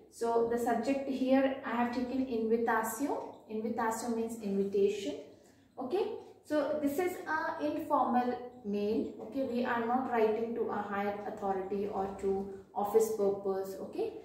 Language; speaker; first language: English; non-native, local second language; Hindi